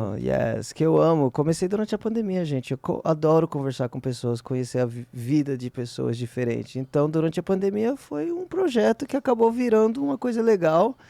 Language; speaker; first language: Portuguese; early bilingual, heritage; Portuguese